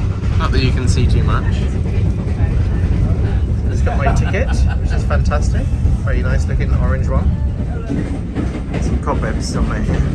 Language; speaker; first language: English; native; English